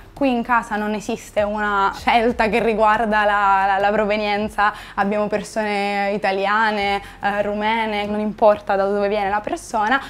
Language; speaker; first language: Italian; native; Italian